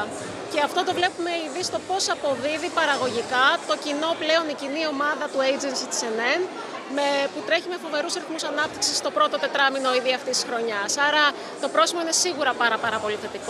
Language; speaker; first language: Greek; native; Greek